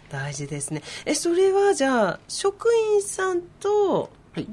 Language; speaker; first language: Japanese; native; Japanese